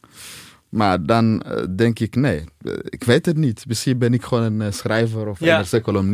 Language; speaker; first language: Dutch; non-native, fluent; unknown